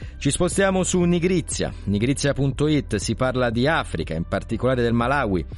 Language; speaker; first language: Italian; native; Italian